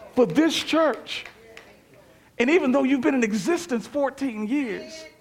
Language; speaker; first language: English; native; English